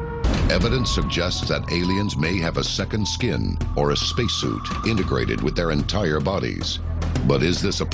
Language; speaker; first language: English; native; English